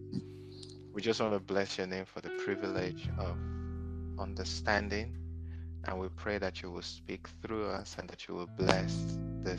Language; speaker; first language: English; non-native, local second language; Yoruba